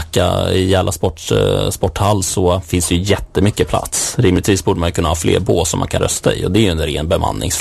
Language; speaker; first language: Swedish; native; Swedish